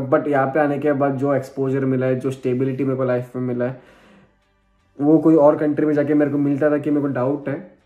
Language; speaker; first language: Hindi; non-native, local second language; Malayalam